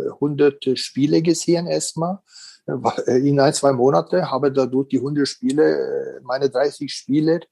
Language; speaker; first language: German; non-native, fluent; Norwegian